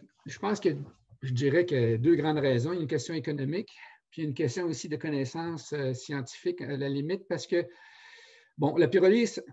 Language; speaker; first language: French; native; French